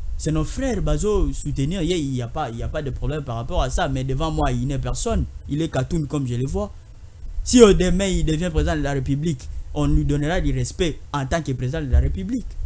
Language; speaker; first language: French; non-native, local second language; Lingala